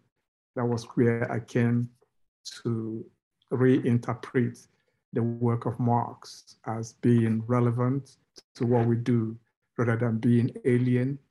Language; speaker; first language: English; non-native, local second language; Igbo